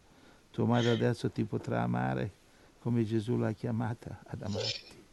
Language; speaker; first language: Italian; non-native, fluent; Spanish